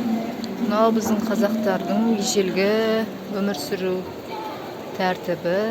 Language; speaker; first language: Kazakh; native; Kazakh